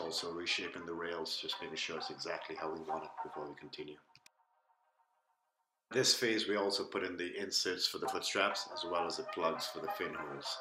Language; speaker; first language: English; native; English